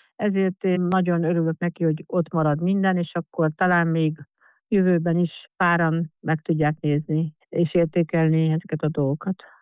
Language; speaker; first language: Hungarian; native; Hungarian